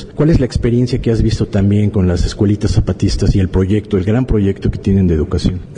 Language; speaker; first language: Spanish; native; Spanish